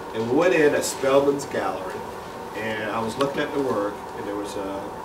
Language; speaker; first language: English; native; English